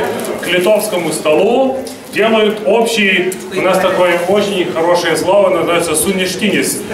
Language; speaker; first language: Russian; non-native, fluent; Lithuanian